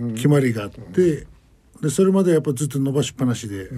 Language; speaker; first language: Japanese; non-native, fluent; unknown